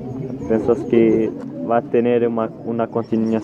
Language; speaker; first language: Spanish; non-native, learner; Portuguese